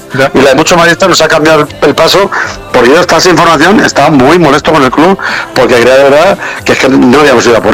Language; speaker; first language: Spanish; native; Spanish